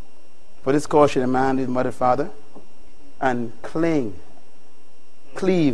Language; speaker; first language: English; native; English